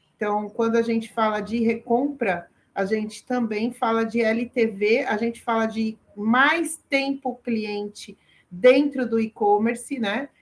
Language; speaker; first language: Portuguese; early bilingual, other home language; Arabic